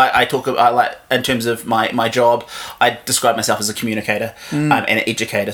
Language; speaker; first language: English; native; English